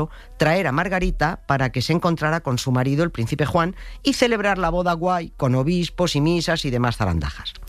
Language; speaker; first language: Spanish; native; Spanish